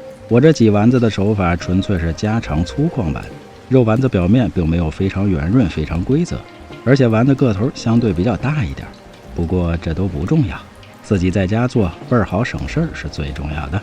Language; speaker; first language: Chinese; native; Chinese